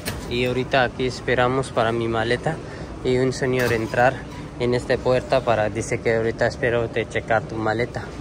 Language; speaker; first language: Spanish; non-native, learner; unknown